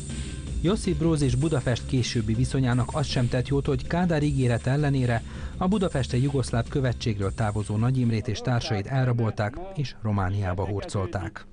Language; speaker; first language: Hungarian; native; Hungarian